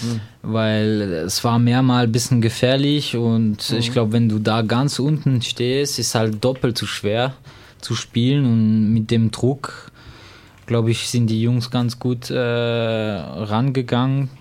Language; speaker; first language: German; non-native, fluent; French